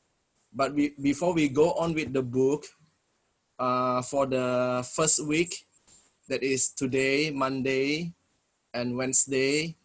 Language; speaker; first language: English; non-native, fluent; Indonesian